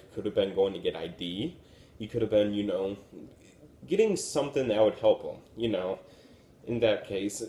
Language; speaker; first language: English; native; English